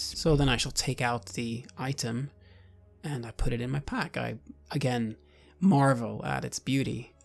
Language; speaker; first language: English; non-native, fluent; Swedish